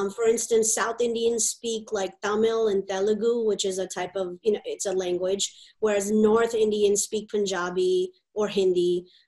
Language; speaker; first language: English; native; English